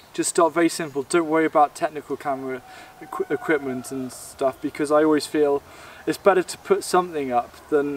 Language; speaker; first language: English; native; English